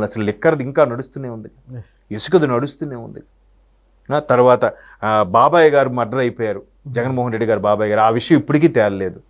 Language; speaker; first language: Telugu; native; Telugu